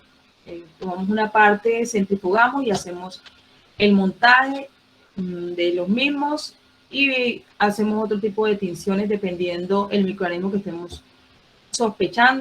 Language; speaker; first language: Spanish; native; Spanish